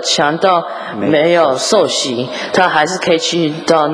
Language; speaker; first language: Chinese; early bilingual, heritage; English